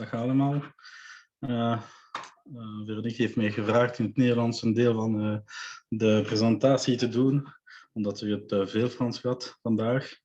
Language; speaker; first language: Dutch; non-native, local second language; French